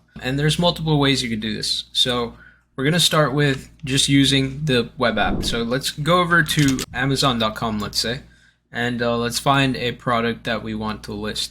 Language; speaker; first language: English; native; English